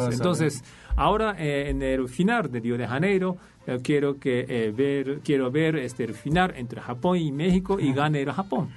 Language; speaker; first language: Spanish; non-native, fluent; Japanese